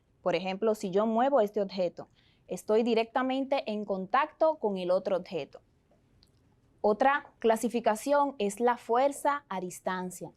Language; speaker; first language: Spanish; native; Spanish